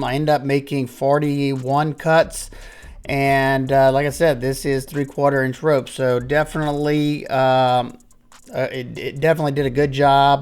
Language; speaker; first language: English; native; English